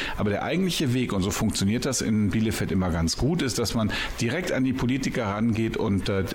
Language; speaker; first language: German; native; German